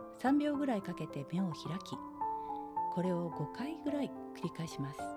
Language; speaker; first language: Japanese; native; Japanese